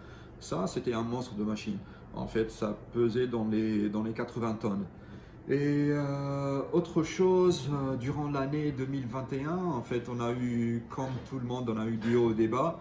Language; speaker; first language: French; non-native, local second language; Arabic